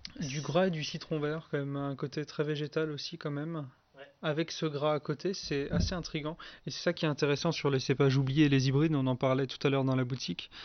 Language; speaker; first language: French; native; French